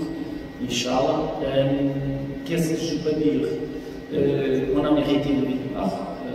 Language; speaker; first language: French; non-native, fluent; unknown